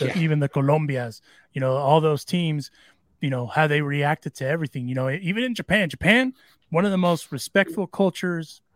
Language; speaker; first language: English; early bilingual, other home language; Spanish